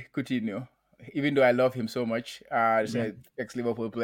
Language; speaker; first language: English; non-native, local second language; Wolof